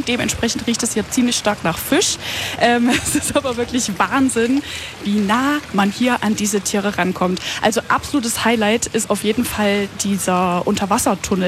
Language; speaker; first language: German; native; German